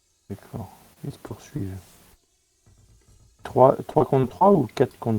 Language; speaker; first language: French; native; French